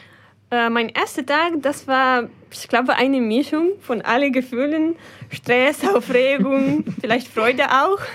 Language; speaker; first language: German; non-native, fluent; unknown